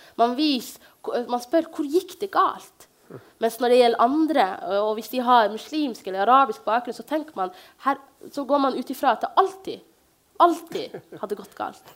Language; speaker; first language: Norwegian; early bilingual, other home language; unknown